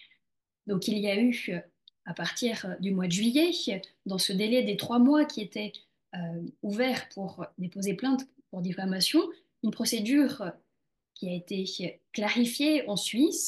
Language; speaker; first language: French; native; French